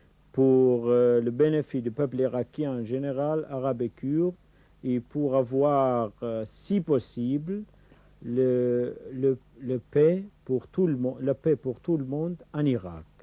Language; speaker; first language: French; non-native, fluent; Kurdish